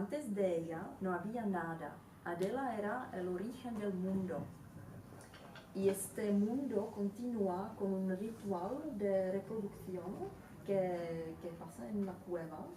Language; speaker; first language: Spanish; non-native, fluent; Czech